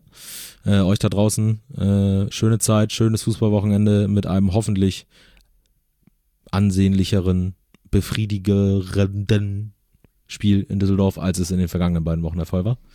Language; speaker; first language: German; native; German